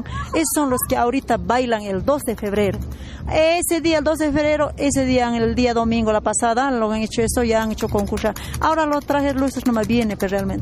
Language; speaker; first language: Spanish; native; Spanish